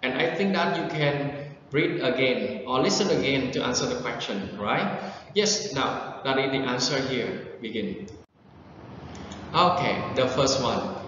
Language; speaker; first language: English; non-native, fluent; Vietnamese